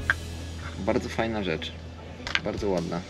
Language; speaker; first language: Polish; native; Polish